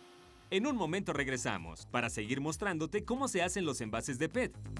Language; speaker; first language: Spanish; native; Spanish